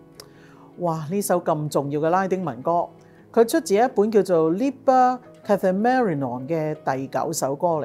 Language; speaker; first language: Chinese; native; Chinese